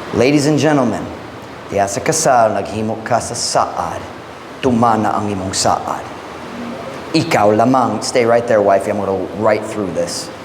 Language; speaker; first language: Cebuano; non-native, fluent; English